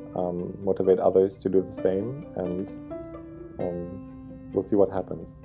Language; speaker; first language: English; non-native, fluent; German